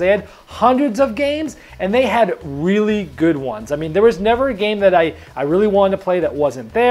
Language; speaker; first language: English; native; English